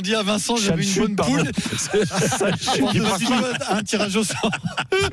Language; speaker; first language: French; native; French